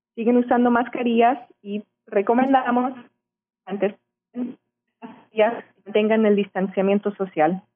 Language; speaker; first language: Spanish; early bilingual, heritage; Spanish